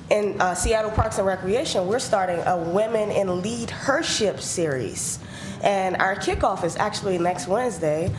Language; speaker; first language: English; native; English